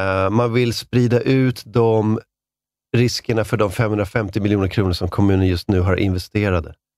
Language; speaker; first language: Swedish; native; Swedish